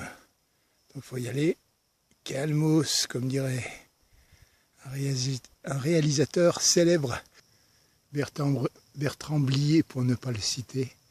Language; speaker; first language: French; native; French